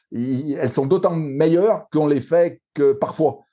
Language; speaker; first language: French; native; French